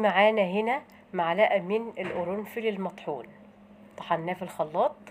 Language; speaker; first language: Arabic; native; Arabic